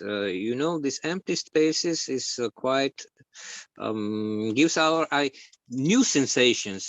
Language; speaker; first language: English; non-native, learner; Georgian